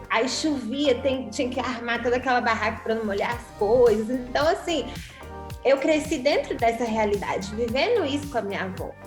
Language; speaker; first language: Portuguese; native; Portuguese